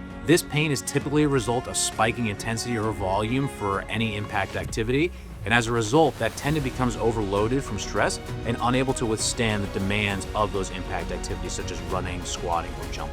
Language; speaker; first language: English; native; English